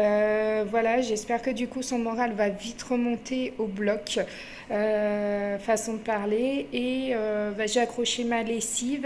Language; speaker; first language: French; native; French